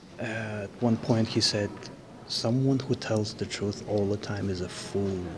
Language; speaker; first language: English; non-native, fluent; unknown